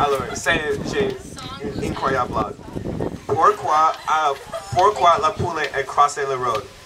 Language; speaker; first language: French; non-native, learner; English